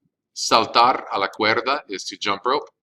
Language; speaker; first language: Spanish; non-native, fluent; English